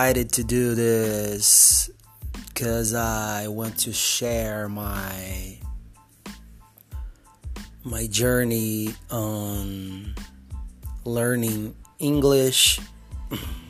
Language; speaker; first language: English; non-native, fluent; Portuguese